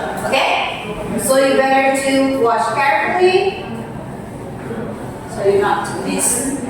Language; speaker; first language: English; non-native, fluent; Indonesian